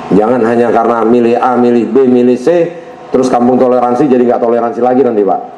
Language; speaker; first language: Indonesian; native; Indonesian